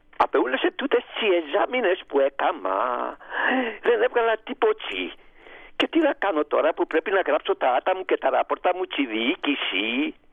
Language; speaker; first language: Greek; native; Greek